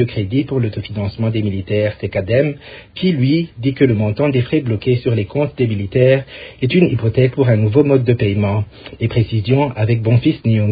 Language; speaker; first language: French; non-native, local second language; Rundi